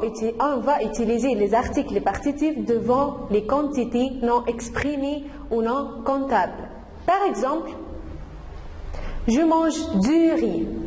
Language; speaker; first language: French; non-native, fluent; Arabic